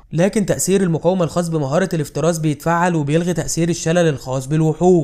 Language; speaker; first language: Arabic; native; Arabic